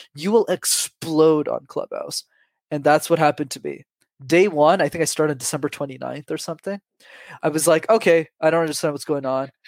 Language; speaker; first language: English; native; English